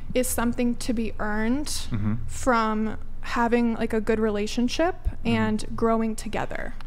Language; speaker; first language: English; native; English